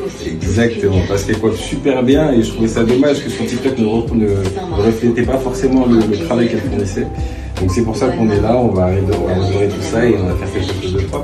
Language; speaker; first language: French; native; French